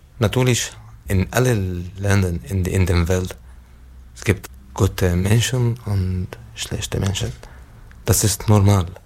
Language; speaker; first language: German; non-native, learner; Arabic